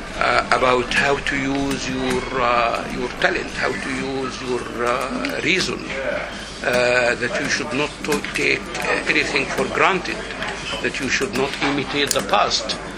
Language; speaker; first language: English; non-native, fluent; Arabic